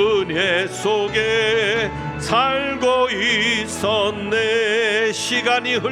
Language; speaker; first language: Korean; native; Korean